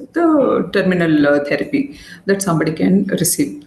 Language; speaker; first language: English; non-native, local second language; Telugu